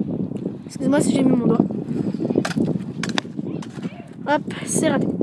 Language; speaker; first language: French; native; French